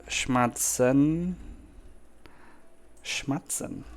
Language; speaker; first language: German; non-native, fluent; Indonesian